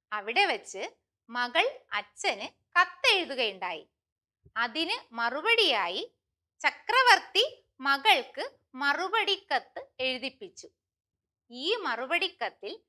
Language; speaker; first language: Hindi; non-native, local second language; Malayalam